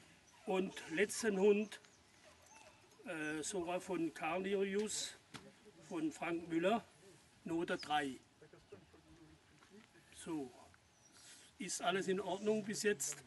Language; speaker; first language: German; non-native, fluent; French